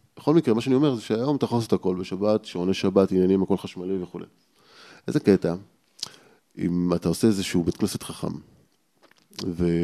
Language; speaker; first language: Hebrew; native; Hebrew